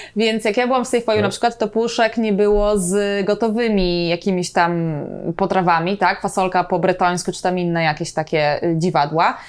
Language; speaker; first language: Polish; native; Polish